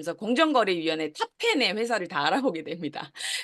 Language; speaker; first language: Korean; native; Korean